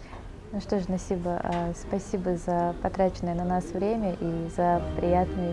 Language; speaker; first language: Russian; native; Russian